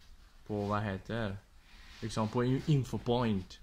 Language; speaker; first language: Swedish; non-native, learner; Italian